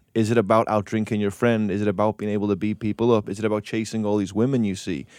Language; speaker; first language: English; native; English